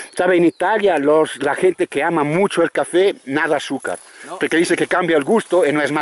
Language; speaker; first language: Spanish; non-native, learner; Italian